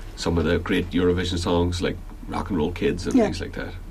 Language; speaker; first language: English; native; English